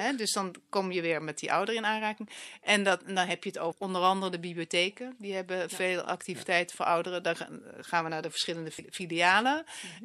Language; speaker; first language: Dutch; native; Dutch